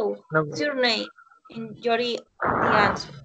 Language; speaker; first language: English; non-native, fluent; Spanish